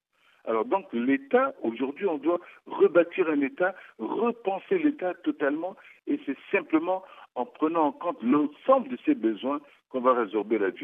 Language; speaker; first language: French; non-native, local second language; Sango